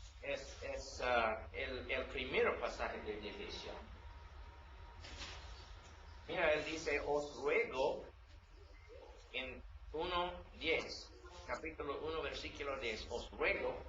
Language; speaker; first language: Spanish; non-native, learner; English